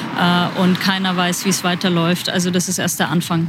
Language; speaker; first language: German; non-native, fluent; Ukrainian